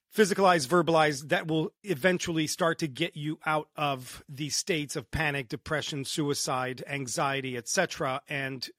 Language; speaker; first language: English; early bilingual, other home language; Romanian